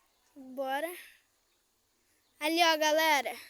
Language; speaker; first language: Portuguese; native; Portuguese